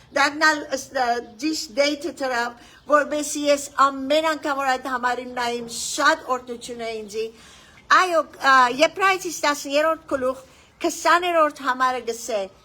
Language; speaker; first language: Armenian; early bilingual, heritage; Armenian